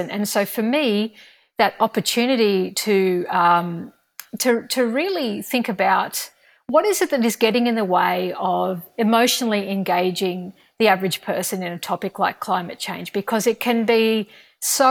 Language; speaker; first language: English; native; English